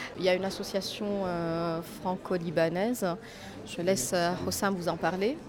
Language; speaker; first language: French; non-native, local second language; Arabic